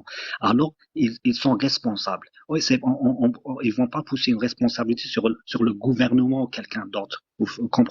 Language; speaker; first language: French; non-native, local second language; Arabic